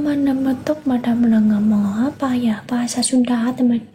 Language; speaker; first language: Indonesian; non-native, learner; Vietnamese